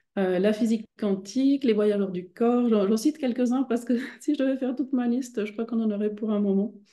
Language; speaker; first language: French; native; French